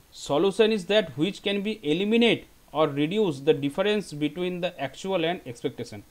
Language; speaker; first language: English; non-native, local second language; Bangla